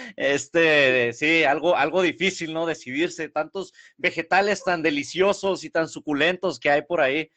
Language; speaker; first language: Spanish; early bilingual, heritage; Spanish